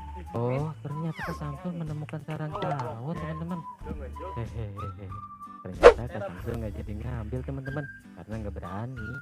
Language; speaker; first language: Indonesian; non-native, local second language; Sundanese